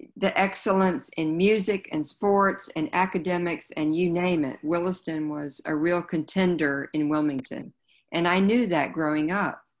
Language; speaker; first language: English; native; English